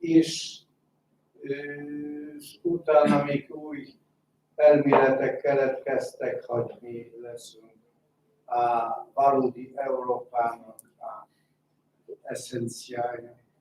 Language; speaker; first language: Hungarian; non-native, fluent; Polish